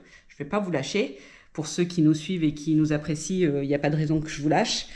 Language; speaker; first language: French; native; French